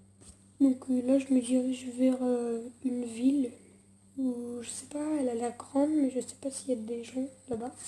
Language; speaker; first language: French; native; French